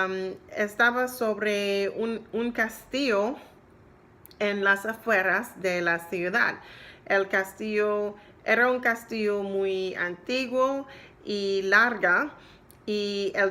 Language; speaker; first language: Spanish; non-native, learner; English